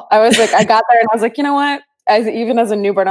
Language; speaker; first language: English; native; English